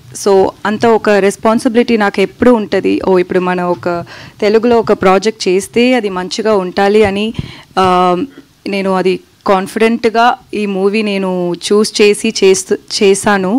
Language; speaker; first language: Telugu; non-native, learner; Tamil